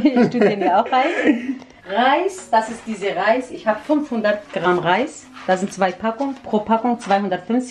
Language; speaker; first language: German; non-native, learner; Central Kurdish